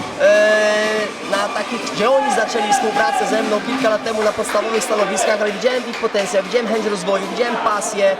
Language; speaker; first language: Polish; native; Polish